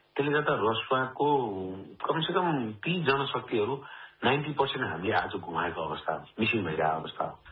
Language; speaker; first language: Nepali; native; Nepali